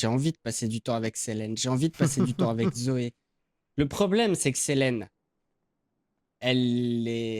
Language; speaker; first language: French; native; French